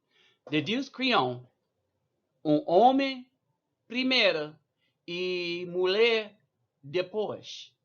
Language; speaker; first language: Portuguese; non-native, learner; English